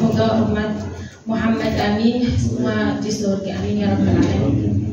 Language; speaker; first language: Indonesian; non-native, fluent; Arabic